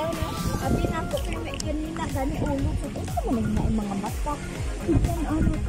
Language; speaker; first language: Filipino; non-native, local second language; Cebuano